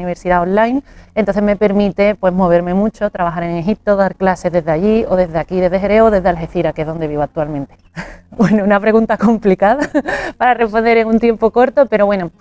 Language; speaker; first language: Spanish; native; Spanish